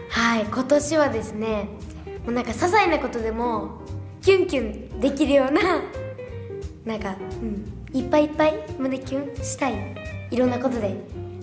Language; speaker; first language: Japanese; native; Japanese